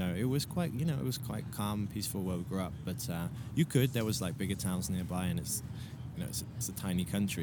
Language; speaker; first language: English; native; English